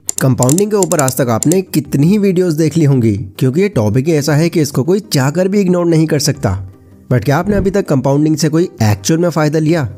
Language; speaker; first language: Hindi; native; Hindi